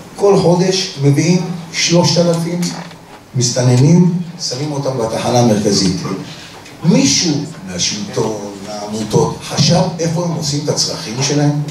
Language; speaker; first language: Hebrew; native; Hebrew